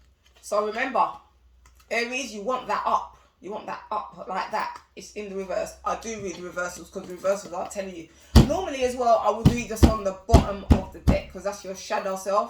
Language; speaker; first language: English; native; English